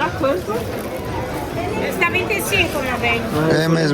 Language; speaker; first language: Portuguese; non-native, learner; Turkish